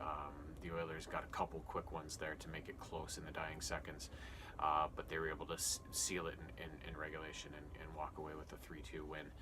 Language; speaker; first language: English; native; English